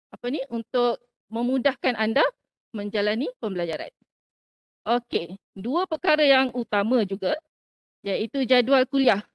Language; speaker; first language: Malay; native; Malay